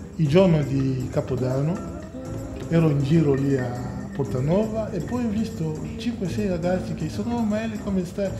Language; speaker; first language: Italian; non-native, fluent; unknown